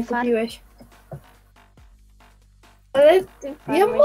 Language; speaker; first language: Polish; native; Polish